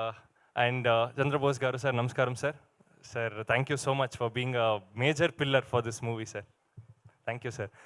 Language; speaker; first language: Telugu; non-native, learner; Kannada